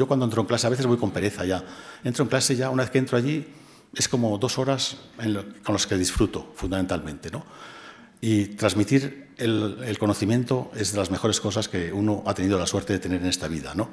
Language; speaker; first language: Spanish; native; Spanish